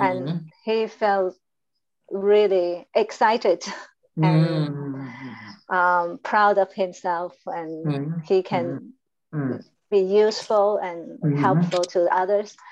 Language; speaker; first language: English; non-native, learner; Chinese